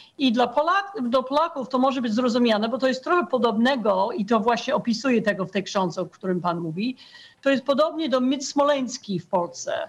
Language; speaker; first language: Polish; non-native, fluent; English